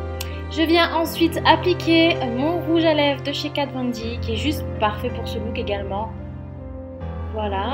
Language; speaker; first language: French; native; French